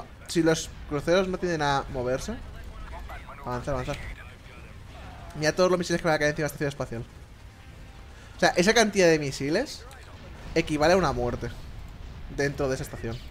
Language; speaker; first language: Spanish; native; Spanish